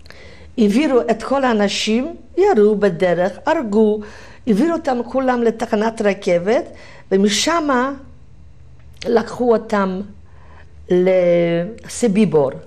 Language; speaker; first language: Hebrew; non-native, fluent; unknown